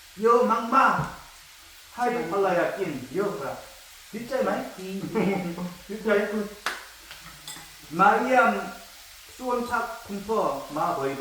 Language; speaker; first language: Thai; non-native, learner; Korean